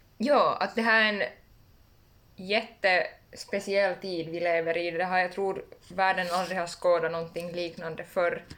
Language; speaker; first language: Swedish; native; Swedish